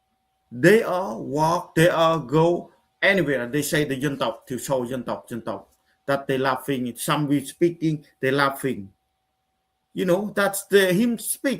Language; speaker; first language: English; non-native, learner; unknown